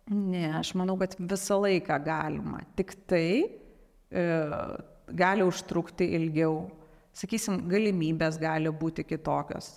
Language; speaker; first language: Lithuanian; native; Lithuanian